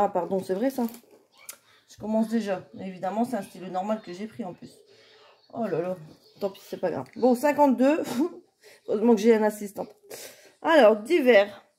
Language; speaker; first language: French; native; French